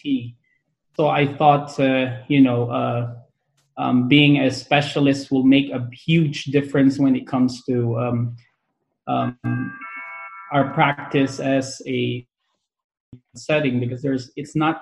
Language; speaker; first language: English; non-native, local second language; Pangasinan